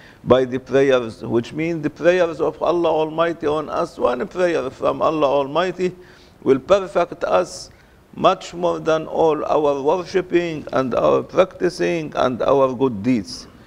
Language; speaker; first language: English; non-native, fluent; Arabic